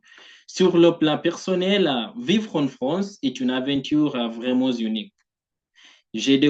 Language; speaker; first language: French; non-native, fluent; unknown